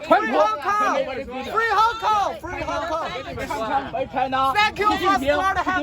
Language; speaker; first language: English; non-native, fluent; Chinese